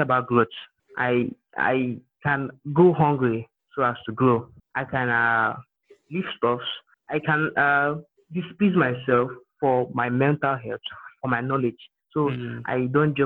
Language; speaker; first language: English; non-native, local second language; Igbo